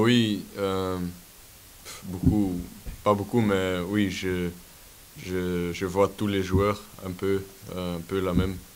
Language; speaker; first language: French; non-native, local second language; Dutch